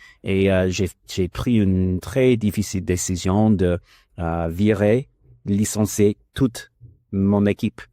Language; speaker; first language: French; non-native, learner; English